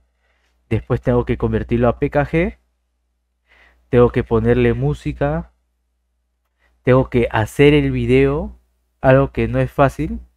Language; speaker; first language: Spanish; native; Spanish